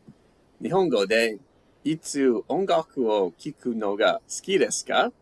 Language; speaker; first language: Japanese; non-native, learner; English